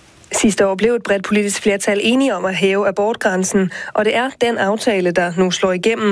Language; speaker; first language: Danish; native; Danish